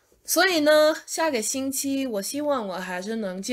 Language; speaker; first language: Chinese; non-native, fluent; English